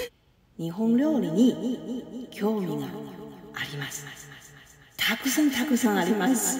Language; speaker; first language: Japanese; non-native, learner; Chinese